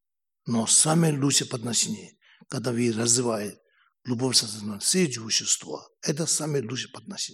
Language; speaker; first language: Russian; non-native, learner; Tibetan